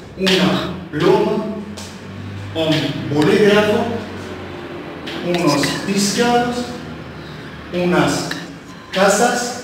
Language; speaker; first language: Spanish; non-native, fluent; Arabic